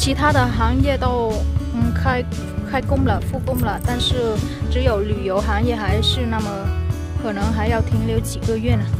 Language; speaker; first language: Chinese; non-native, fluent; Vietnamese